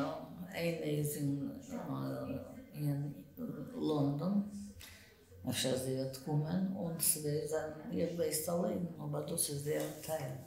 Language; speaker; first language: German; non-native, learner; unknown